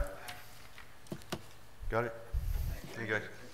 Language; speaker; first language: English; native; English